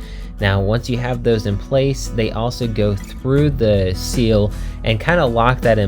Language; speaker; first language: English; native; English